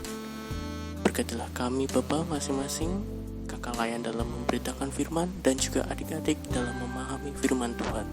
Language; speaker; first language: Indonesian; native; Indonesian